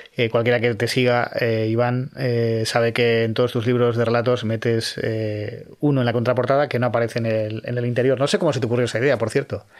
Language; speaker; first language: Spanish; native; Spanish